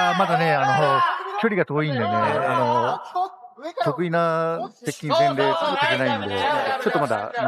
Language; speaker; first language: Japanese; native; Japanese